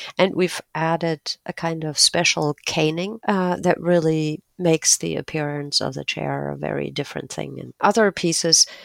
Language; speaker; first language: English; non-native, fluent; German